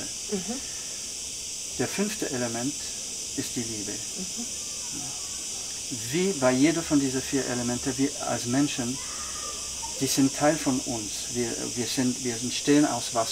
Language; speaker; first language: German; non-native, fluent; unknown